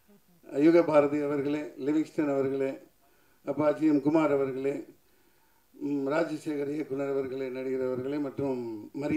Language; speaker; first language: Tamil; native; Tamil